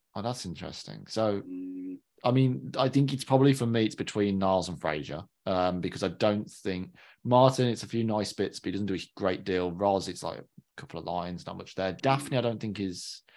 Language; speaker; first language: English; native; English